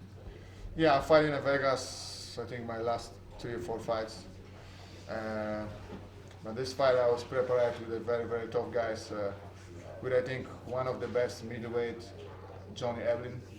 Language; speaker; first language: English; non-native, fluent; Polish